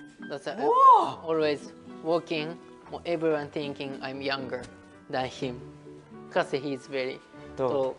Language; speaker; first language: English; non-native, learner; Japanese